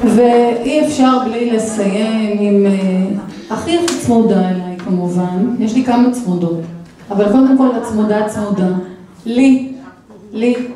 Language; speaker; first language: Hebrew; native; Hebrew